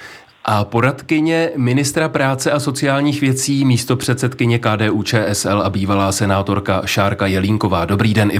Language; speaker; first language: Czech; native; Czech